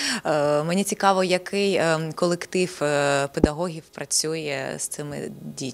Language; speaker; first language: Ukrainian; native; Ukrainian